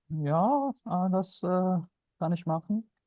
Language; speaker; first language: German; non-native, learner; Punjabi